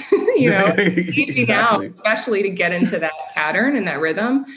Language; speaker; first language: English; native; English